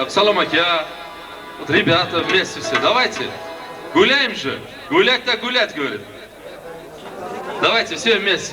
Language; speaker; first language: Russian; non-native, local second language; Uzbek